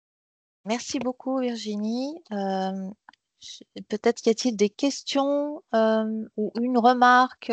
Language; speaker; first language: French; native; French